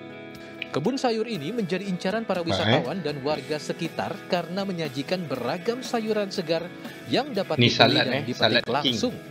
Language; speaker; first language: Indonesian; native; Indonesian